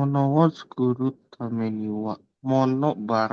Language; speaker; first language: Japanese; non-native, learner; Indonesian